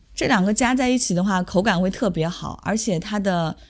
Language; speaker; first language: Chinese; native; Chinese